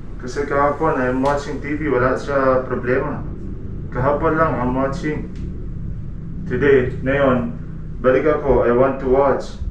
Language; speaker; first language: Filipino; non-native, learner; Arabic